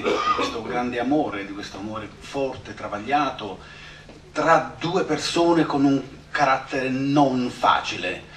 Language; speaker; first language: Italian; native; Italian